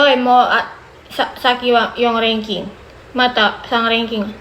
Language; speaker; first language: Japanese; non-native, learner; Indonesian